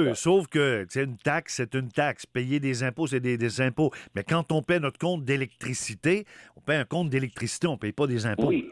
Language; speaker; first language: French; native; French